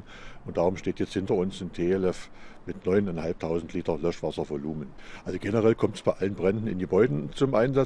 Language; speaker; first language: German; native; German